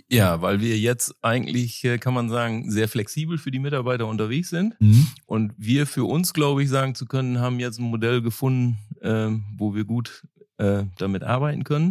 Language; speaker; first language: German; native; German